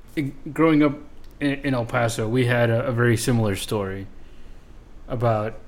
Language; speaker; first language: English; native; English